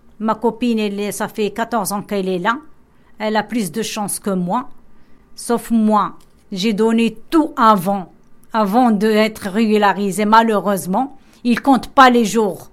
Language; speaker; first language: French; non-native, local second language; Arabic